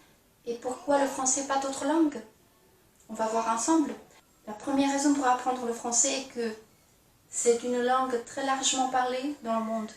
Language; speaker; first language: French; non-native, fluent; Chinese